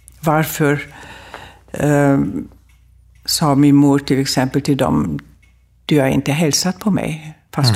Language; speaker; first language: Swedish; non-native, fluent; German